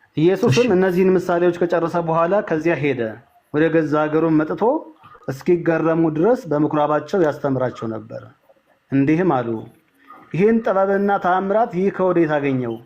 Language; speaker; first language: Amharic; native; Amharic